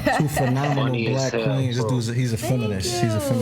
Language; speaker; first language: English; native; English